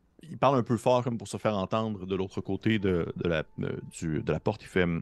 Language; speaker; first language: French; native; French